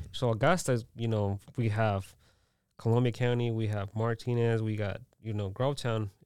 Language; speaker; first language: English; early bilingual, other home language; Spanish